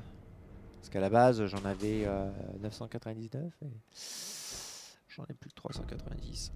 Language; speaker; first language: French; native; French